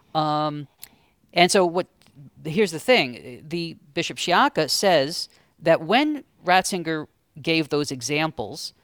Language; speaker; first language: English; native; English